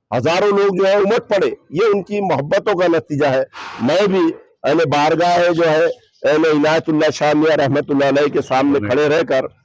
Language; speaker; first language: Urdu; native; Urdu